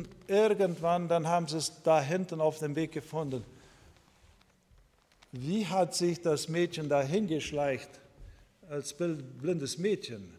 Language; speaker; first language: German; non-native, fluent; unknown